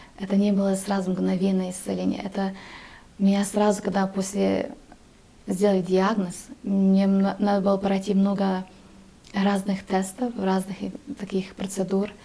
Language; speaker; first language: Russian; early bilingual, heritage; Russian